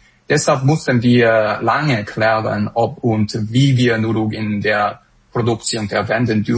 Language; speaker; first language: German; non-native, fluent; Korean